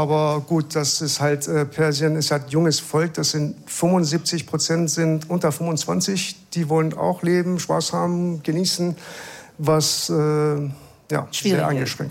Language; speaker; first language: German; early bilingual, other home language; Persian